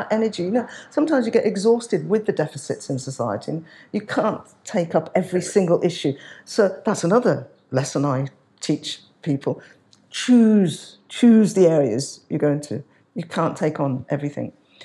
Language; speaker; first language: English; native; English